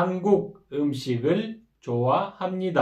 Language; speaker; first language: Korean; non-native, fluent; Kyrgyz